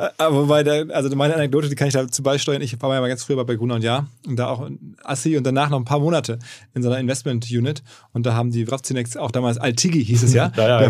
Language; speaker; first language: German; native; German